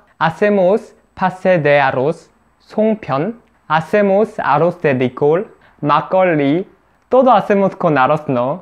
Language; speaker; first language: Spanish; non-native, learner; Korean